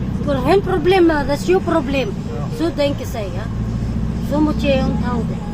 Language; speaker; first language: Dutch; non-native, fluent; Filipino